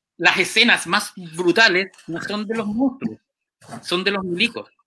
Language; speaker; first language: Spanish; native; Spanish